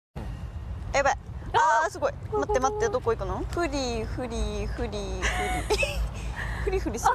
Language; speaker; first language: Japanese; native; Japanese